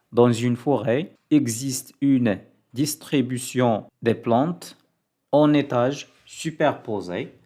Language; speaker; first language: French; non-native, local second language; Arabic